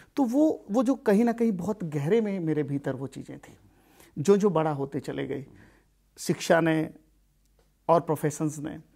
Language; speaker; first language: Hindi; native; Hindi